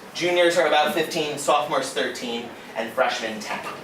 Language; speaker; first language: English; native; English